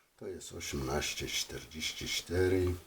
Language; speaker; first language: Polish; non-native, learner; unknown